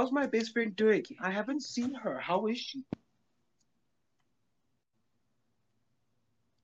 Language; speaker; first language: English; non-native, local second language; Zulu